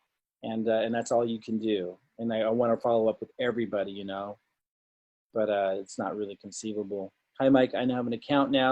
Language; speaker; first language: English; native; English